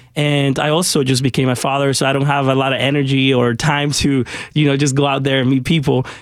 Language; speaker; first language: English; early bilingual, other home language; Spanish